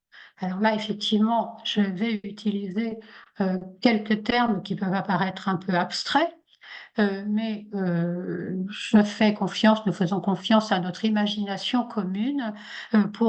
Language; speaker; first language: French; native; French